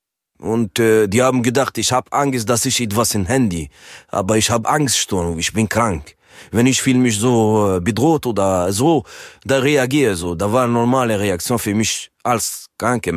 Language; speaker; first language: German; non-native, learner; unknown